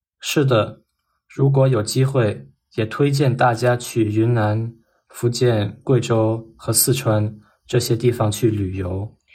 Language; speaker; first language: Chinese; non-native, fluent; German